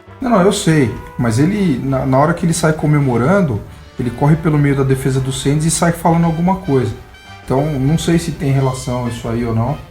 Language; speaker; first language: Portuguese; native; Portuguese